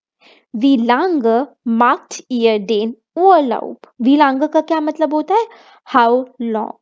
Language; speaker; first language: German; non-native, fluent; Hindi